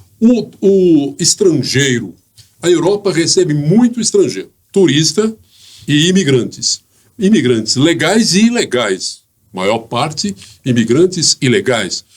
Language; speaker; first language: Portuguese; native; Portuguese